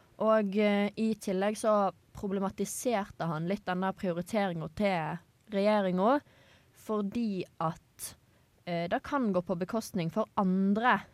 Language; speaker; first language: Norwegian; native; Norwegian